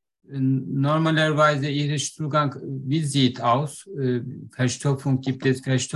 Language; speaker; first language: German; non-native, learner; Turkish